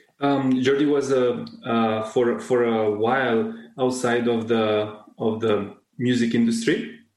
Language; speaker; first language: English; non-native, fluent; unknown